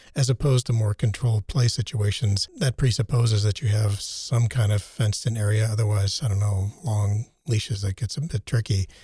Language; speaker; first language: English; native; English